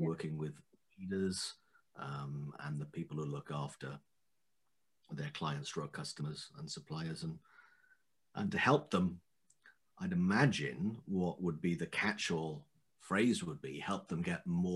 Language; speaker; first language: English; native; English